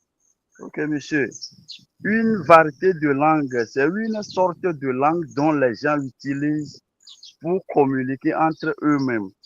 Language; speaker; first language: French; non-native, learner; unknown